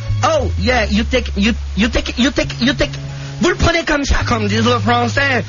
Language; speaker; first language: French; native; French